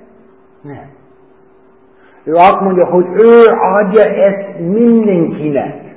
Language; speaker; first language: Hungarian; non-native, learner; English